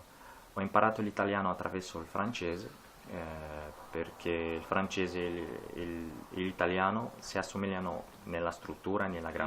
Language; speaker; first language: Italian; non-native, learner; Arabic